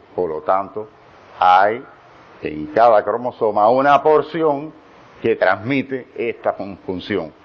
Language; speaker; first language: Spanish; native; Spanish